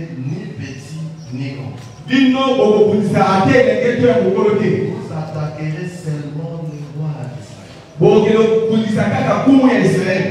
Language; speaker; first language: French; non-native, local second language; Lingala